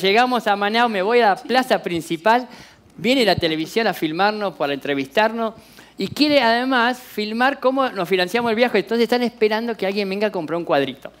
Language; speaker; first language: Spanish; native; Spanish